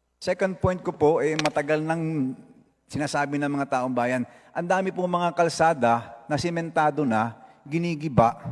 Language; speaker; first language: Filipino; non-native, local second language; Cebuano